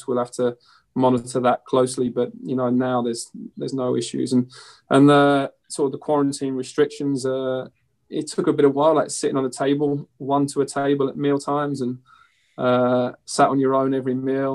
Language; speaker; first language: English; native; English